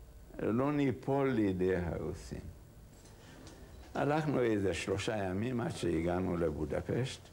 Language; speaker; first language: Hebrew; non-native, fluent; Hungarian